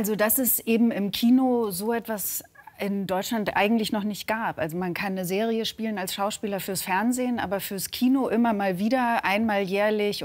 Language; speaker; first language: German; native; German